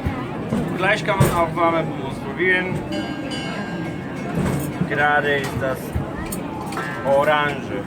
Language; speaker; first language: German; non-native, fluent; Polish